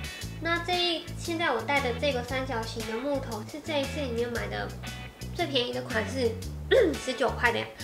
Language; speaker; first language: Chinese; native; Chinese